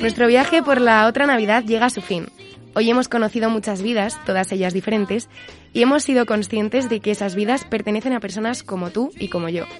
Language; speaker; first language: Spanish; native; Spanish